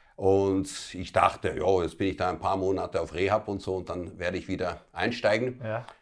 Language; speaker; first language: German; early bilingual, other home language; Italian